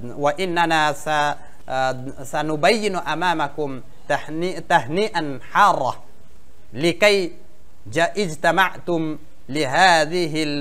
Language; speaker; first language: Arabic; non-native, fluent; Bangla